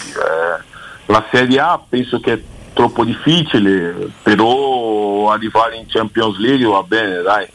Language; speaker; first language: Italian; non-native, learner; Portuguese